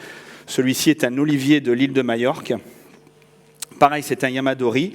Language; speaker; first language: French; native; French